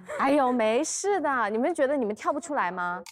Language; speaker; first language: Chinese; native; Chinese